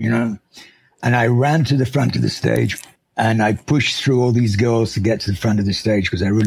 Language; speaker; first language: English; native; English